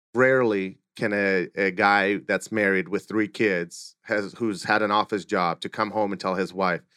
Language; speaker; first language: English; early bilingual, other home language; Russian